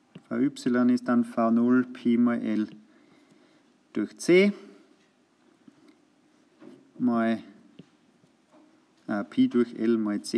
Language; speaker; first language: German; native; German